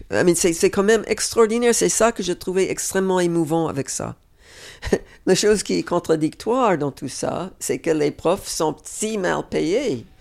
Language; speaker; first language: French; non-native, fluent; English